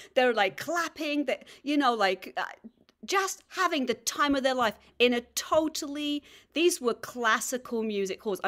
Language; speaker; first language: English; native; English